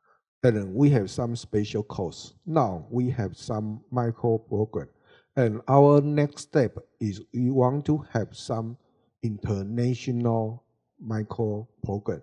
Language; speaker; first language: English; non-native, learner; Chinese